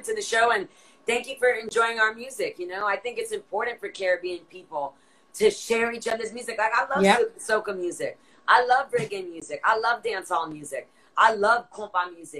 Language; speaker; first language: English; native; English